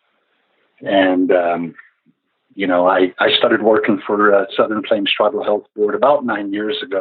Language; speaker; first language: English; native; English